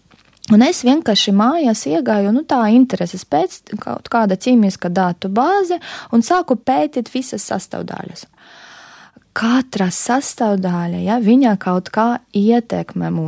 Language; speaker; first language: Latvian; non-native, local second language; Russian